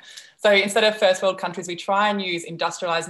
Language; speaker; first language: English; non-native, fluent; Dutch